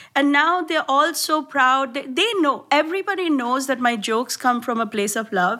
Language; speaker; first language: English; non-native, local second language; Gujarati